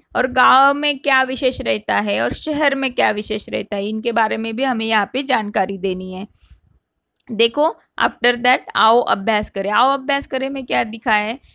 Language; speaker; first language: Hindi; non-native, local second language; Marathi